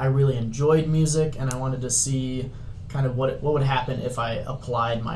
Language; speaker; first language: English; native; English